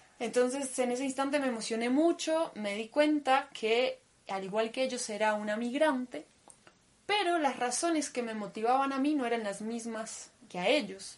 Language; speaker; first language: Spanish; early bilingual, other home language; Russian